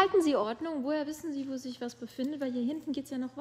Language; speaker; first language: German; native; German